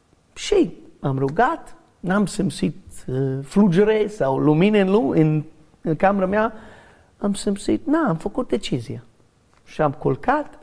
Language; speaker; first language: Romanian; non-native, learner; English